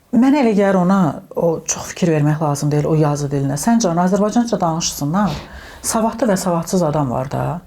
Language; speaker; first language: Azerbaijani; early bilingual, heritage; Azerbaijani